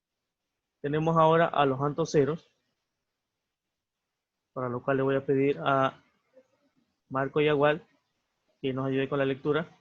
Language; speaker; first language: Spanish; native; Spanish